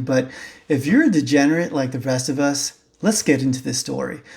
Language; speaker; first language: English; native; English